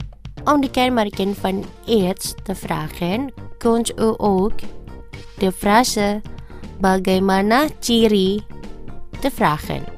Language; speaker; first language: Dutch; non-native, fluent; Indonesian